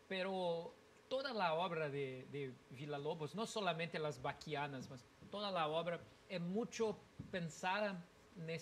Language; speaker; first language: Spanish; non-native, learner; Portuguese